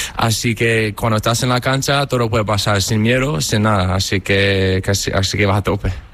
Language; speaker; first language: Spanish; non-native, fluent; English